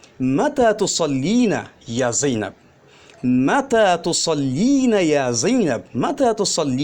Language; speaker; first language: Arabic; non-native, fluent; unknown